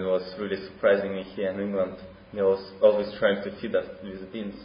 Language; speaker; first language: English; non-native, fluent; Russian